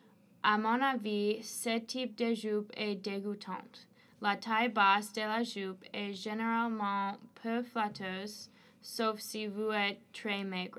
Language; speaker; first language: French; non-native, learner; English